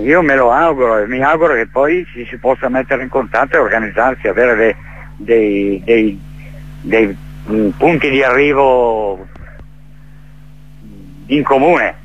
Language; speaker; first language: Italian; native; Italian